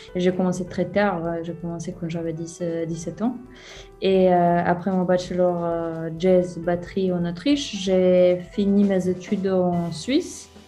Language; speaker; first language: French; non-native, learner; Croatian